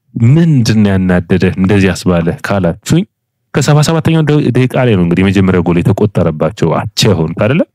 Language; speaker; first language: Amharic; native; Amharic